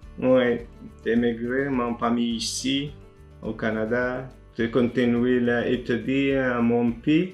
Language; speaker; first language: French; non-native, learner; Filipino